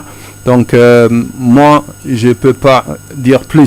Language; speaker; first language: French; non-native, fluent; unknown